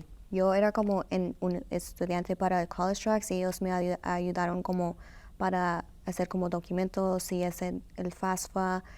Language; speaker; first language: Spanish; early bilingual, heritage; Spanish